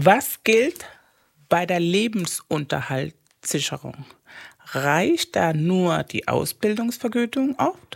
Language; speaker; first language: German; non-native, fluent; Spanish